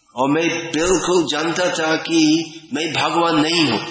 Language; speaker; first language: Hindi; non-native, fluent; English